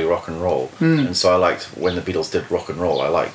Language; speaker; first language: English; native; English